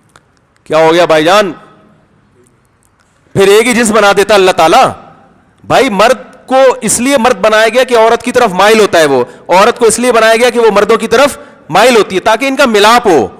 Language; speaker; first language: Urdu; native; Urdu